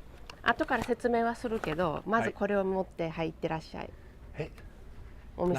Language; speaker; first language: Japanese; native; Japanese